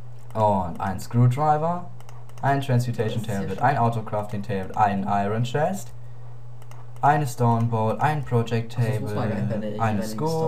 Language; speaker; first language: German; native; German